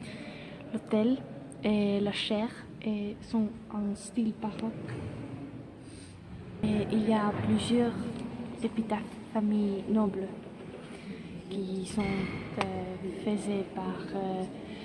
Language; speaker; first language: French; non-native, learner; Estonian